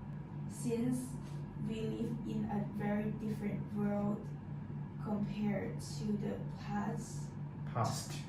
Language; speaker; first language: English; non-native, fluent; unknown